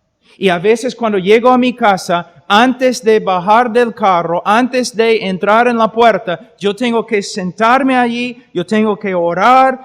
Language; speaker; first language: Spanish; non-native, fluent; English